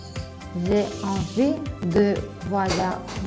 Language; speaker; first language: French; non-native, learner; Spanish